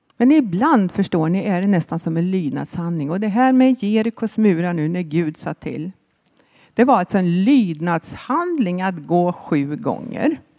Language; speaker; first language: Swedish; native; Swedish